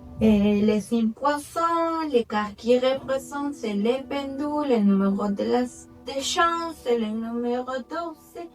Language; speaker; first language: French; non-native, learner; Spanish